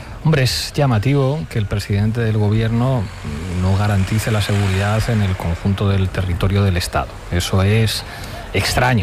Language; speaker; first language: Spanish; native; Spanish